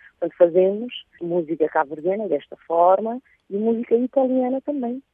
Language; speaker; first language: Portuguese; non-native, local second language; Kabuverdianu